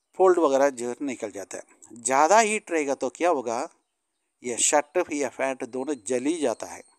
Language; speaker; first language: Hindi; non-native, local second language; Tamil